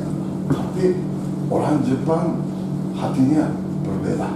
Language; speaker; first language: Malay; non-native, learner; Japanese